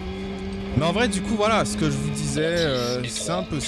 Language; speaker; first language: French; native; French